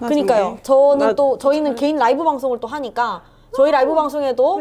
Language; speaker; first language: Korean; native; Korean